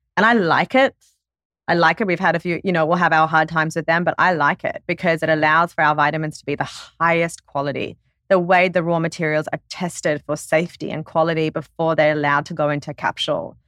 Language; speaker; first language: English; native; English